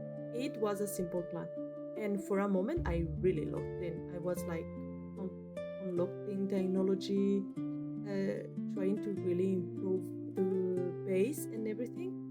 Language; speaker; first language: English; non-native, fluent; Spanish